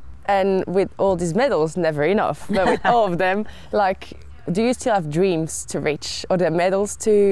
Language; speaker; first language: English; non-native, fluent; French